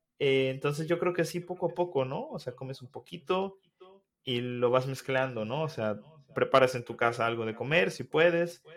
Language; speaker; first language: Spanish; native; Spanish